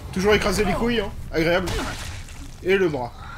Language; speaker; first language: French; native; French